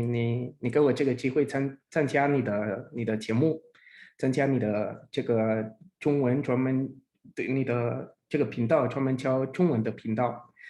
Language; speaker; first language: Chinese; non-native, fluent; Spanish